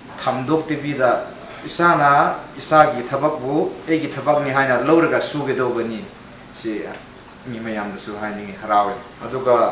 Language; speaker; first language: Manipuri; non-native, local second language; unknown